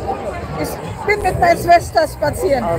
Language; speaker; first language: German; non-native, learner; Cebuano